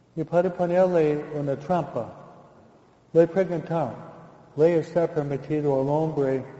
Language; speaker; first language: Spanish; non-native, fluent; English